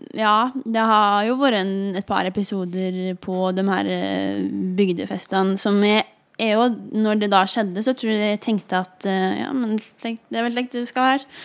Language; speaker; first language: Norwegian; native; Norwegian